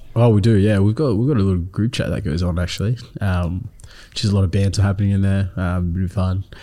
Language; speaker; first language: English; early bilingual, other home language; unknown